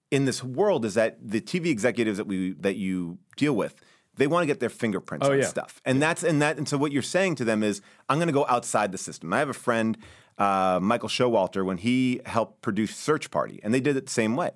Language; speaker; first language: English; native; English